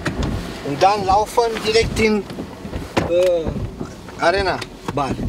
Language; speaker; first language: German; non-native, learner; Romanian